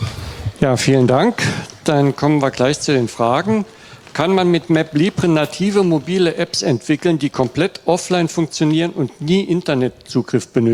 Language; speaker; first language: German; native; German